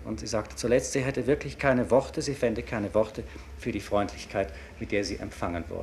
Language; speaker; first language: German; native; German